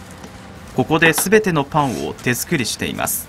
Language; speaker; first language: Japanese; native; Japanese